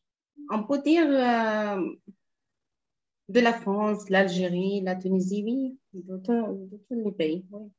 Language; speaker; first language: French; non-native, fluent; Arabic